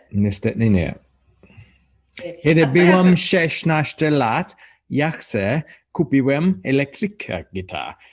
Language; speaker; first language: Polish; non-native, learner; English